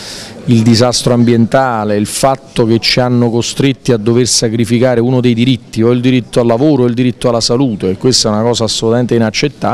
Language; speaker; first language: Italian; native; Italian